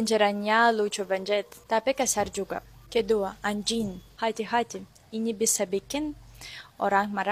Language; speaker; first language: Indonesian; non-native, fluent; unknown